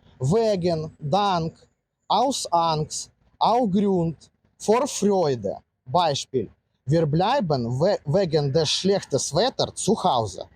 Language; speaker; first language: German; non-native, fluent; Ukrainian